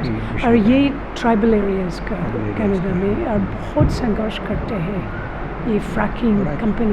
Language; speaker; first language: Hindi; non-native, learner; English